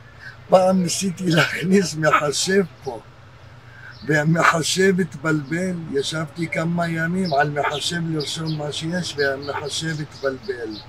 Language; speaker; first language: Hebrew; early bilingual, other home language; Arabic